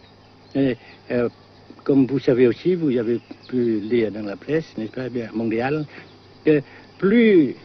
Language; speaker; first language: French; non-native, local second language; Vietnamese